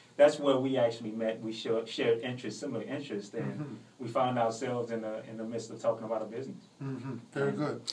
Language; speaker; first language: English; native; English